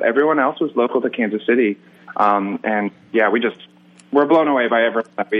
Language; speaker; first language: English; native; English